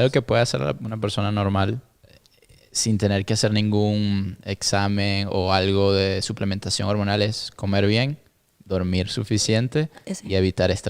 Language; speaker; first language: Spanish; native; Spanish